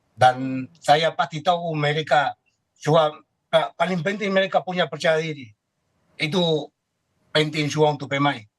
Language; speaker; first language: Indonesian; non-native, fluent; Spanish